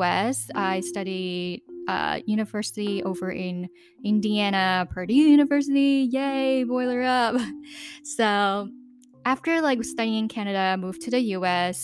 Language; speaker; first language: English; non-native, local second language; Cantonese